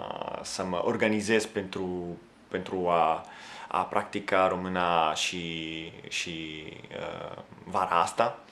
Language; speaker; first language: Romanian; non-native, fluent; Italian